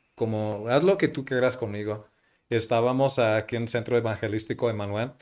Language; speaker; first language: Spanish; non-native, fluent; English